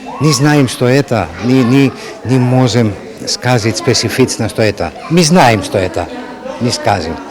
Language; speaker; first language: Russian; non-native, learner; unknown